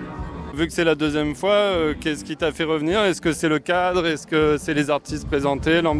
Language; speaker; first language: French; native; French